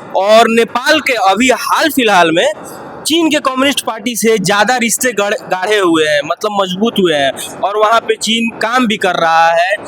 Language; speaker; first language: Hindi; native; Hindi